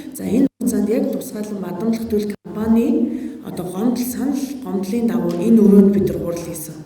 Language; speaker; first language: Mongolian; native; Mongolian